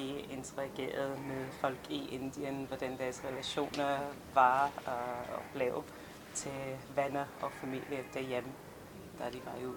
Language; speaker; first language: Danish; non-native, fluent; English